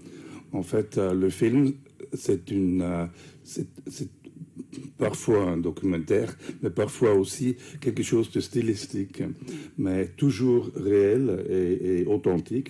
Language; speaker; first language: French; non-native, fluent; English